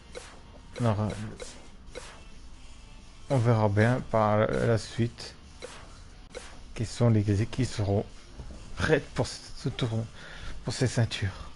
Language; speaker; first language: French; native; French